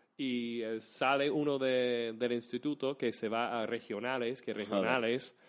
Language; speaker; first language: Spanish; non-native, fluent; English